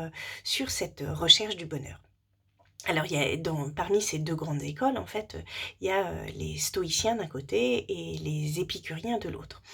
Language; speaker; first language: French; native; French